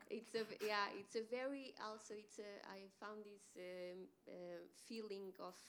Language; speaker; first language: English; non-native, fluent; Portuguese